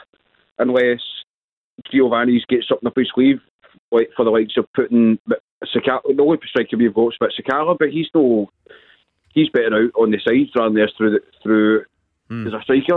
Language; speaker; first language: English; native; English